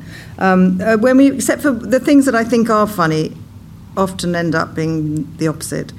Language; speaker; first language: English; native; English